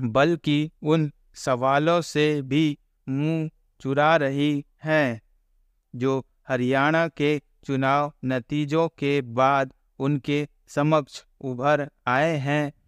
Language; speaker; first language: Hindi; native; Hindi